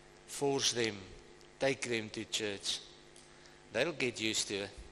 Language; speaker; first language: English; non-native, local second language; Afrikaans